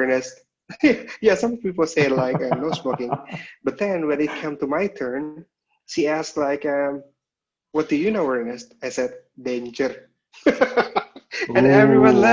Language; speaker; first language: English; non-native, local second language; Indonesian